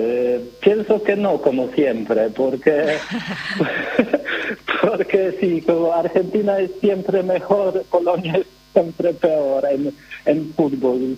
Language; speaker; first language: Spanish; non-native, learner; Polish